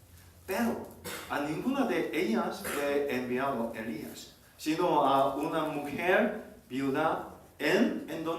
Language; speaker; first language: Spanish; non-native, learner; Korean